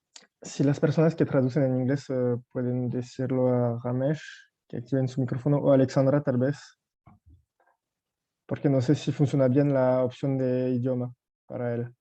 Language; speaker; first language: Spanish; non-native, fluent; French